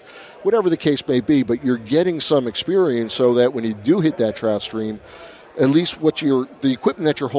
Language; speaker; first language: English; native; English